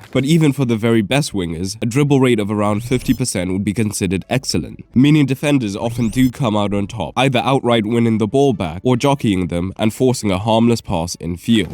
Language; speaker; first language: English; native; English